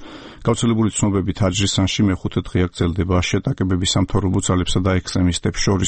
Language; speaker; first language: Georgian; native; Georgian